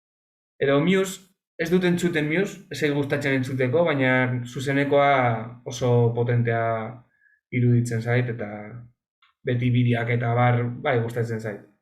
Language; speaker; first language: Basque; non-native, local second language; Spanish